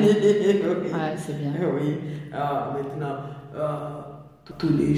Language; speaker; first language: French; non-native, learner; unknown